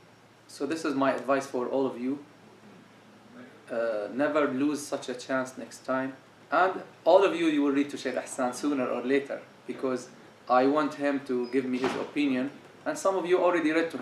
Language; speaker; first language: English; non-native, fluent; Arabic